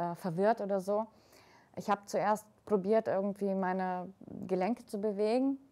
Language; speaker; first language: German; early bilingual, other home language; Russian